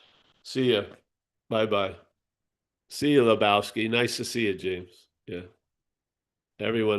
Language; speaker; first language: English; native; English